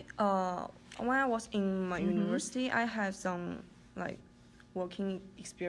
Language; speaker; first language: English; non-native, learner; Chinese